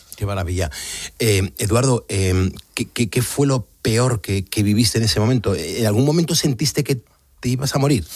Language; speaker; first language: Spanish; native; Spanish